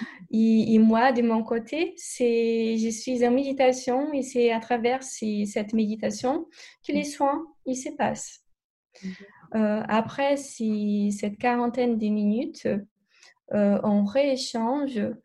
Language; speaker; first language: French; non-native, fluent; Portuguese